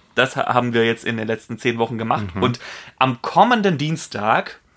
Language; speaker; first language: German; non-native, fluent; Polish